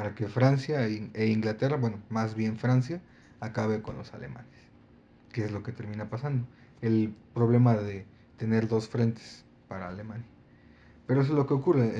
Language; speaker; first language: Spanish; native; Spanish